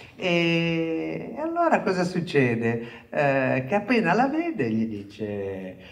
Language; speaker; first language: Italian; native; Italian